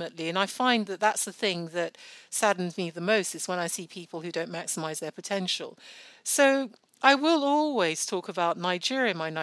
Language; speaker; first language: English; non-native, local second language; Yoruba